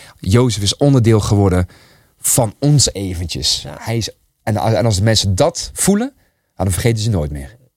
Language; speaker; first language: Dutch; early bilingual, other home language; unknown